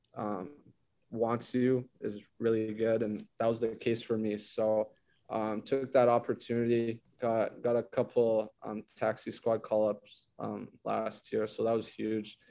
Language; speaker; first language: English; non-native, fluent; French